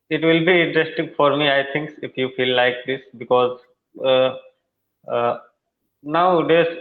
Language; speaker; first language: English; non-native, learner; Hindi